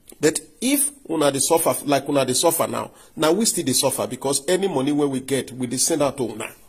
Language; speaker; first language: Nigerian Pidgin; non-native, local second language; Yoruba